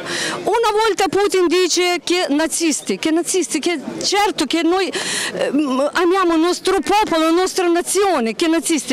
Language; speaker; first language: Italian; non-native, learner; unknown